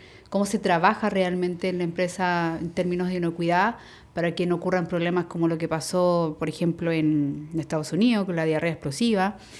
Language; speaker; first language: Spanish; native; Spanish